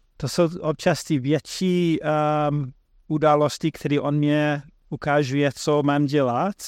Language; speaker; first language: Czech; non-native, fluent; English